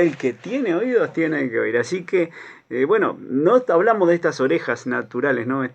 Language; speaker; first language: Spanish; native; Spanish